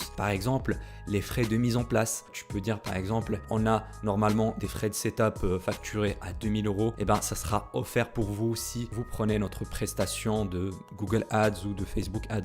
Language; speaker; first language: French; native; French